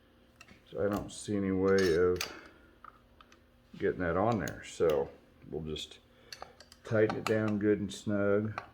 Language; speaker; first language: English; native; English